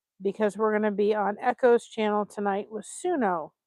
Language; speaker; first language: English; native; English